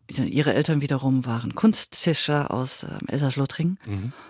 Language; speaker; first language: German; native; German